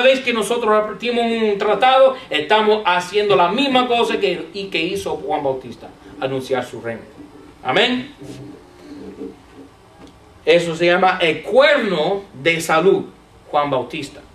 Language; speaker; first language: Spanish; non-native, fluent; English